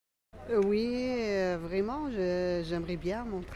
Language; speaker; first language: French; non-native, learner; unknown